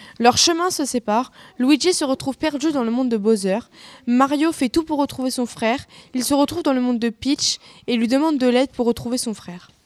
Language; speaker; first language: French; native; French